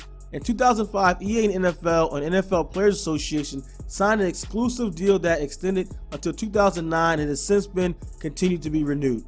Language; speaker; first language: English; native; English